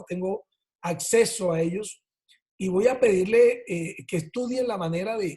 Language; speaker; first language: Spanish; native; Spanish